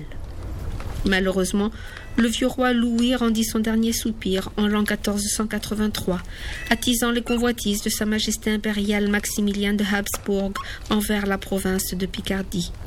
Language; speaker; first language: French; native; French